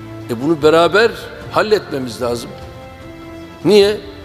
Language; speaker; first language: Turkish; native; Turkish